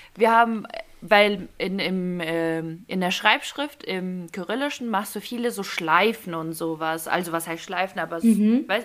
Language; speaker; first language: German; early bilingual, other home language; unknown